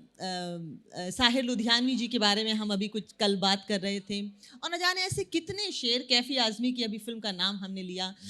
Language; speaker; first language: Hindi; native; Hindi